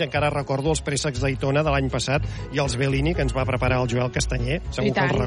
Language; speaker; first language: Catalan; native; Catalan